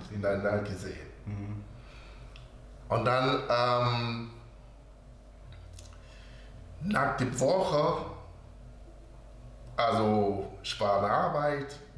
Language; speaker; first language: German; non-native, learner; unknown